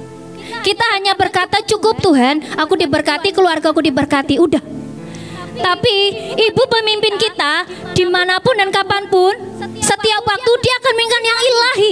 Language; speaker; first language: Indonesian; native; Indonesian